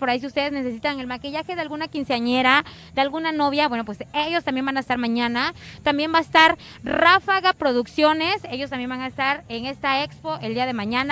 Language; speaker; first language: Spanish; native; Spanish